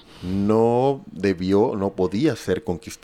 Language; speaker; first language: Spanish; native; Spanish